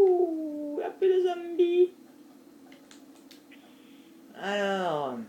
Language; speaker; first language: French; native; French